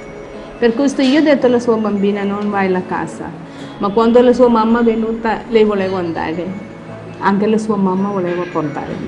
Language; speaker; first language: Italian; non-native, learner; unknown